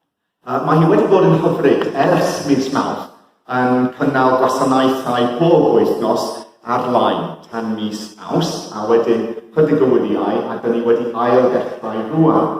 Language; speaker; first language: Welsh; non-native, fluent; English